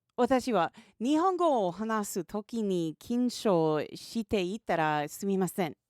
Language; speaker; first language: Japanese; non-native, learner; English